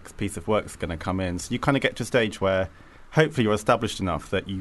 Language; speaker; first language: English; native; English